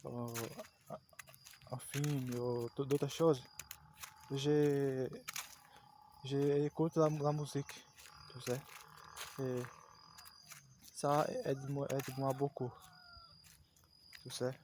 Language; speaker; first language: French; non-native, learner; Portuguese